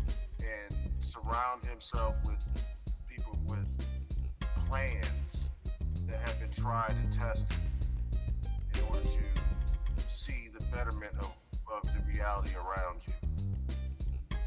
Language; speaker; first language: English; native; English